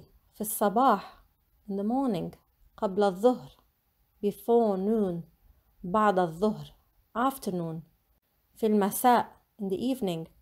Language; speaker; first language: Arabic; non-native, fluent; English